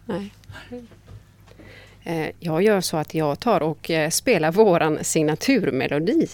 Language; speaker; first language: Swedish; native; Swedish